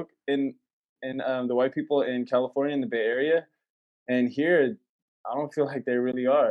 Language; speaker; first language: English; native; English